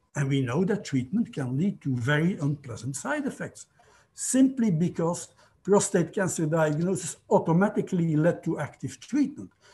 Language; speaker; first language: English; non-native, fluent; Dutch